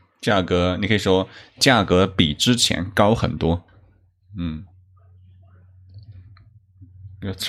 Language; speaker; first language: Chinese; non-native, learner; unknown